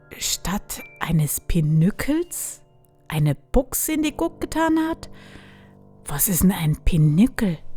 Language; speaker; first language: German; native; German